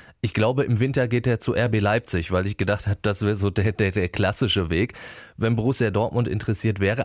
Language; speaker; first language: German; native; German